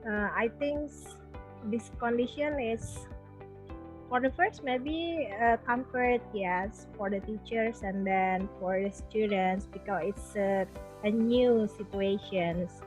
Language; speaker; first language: English; non-native, local second language; Indonesian